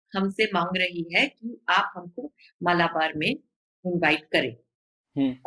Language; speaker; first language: Hindi; non-native, local second language; Bangla